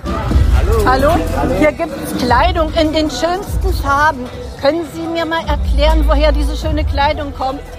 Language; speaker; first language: German; native; German